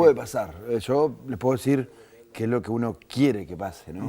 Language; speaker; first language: Spanish; native; Spanish